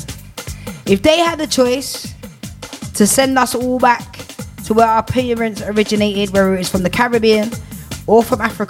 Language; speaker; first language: English; native; English